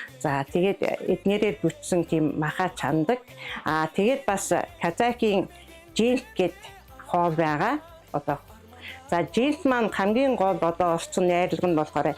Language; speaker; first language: Mongolian; non-native, local second language; Kazakh